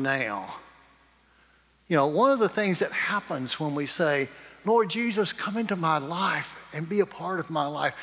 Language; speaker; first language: English; native; English